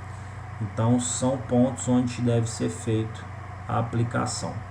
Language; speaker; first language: Portuguese; native; Portuguese